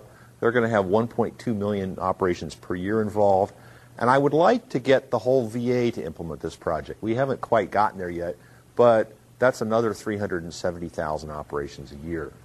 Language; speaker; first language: English; native; English